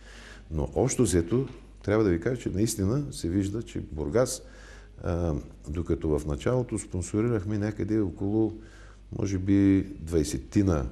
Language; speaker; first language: Bulgarian; native; Bulgarian